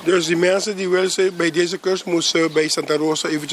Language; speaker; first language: Dutch; non-native, local second language; Papiamento